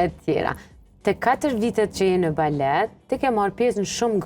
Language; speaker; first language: Albanian; native; Albanian